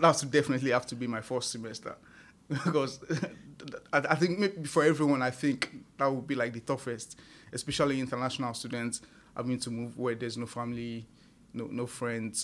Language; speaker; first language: English; non-native, local second language; Yoruba